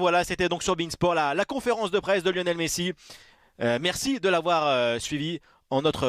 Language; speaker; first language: French; native; French